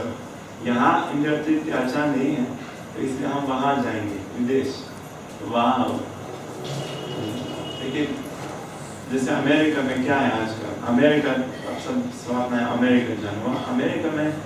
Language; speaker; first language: Hindi; non-native, fluent; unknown